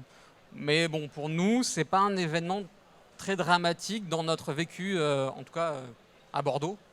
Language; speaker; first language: French; native; French